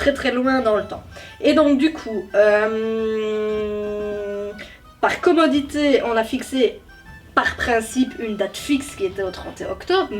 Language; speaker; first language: French; native; French